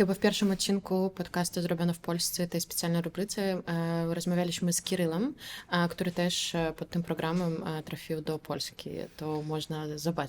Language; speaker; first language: Polish; non-native, fluent; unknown